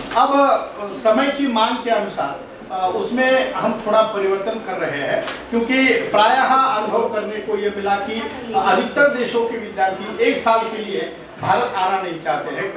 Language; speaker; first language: Hindi; non-native, local second language; Marathi